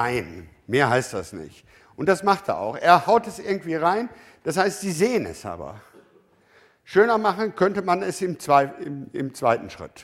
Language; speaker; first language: German; native; German